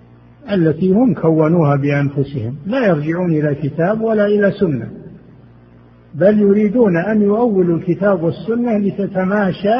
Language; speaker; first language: Arabic; native; Arabic